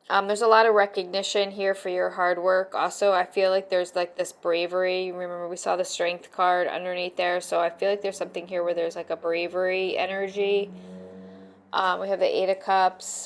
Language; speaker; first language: English; native; English